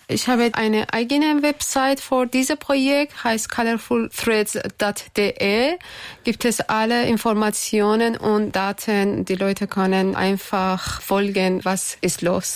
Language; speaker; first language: German; non-native, learner; Persian